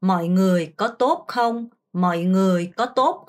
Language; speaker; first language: Vietnamese; non-native, fluent; Korean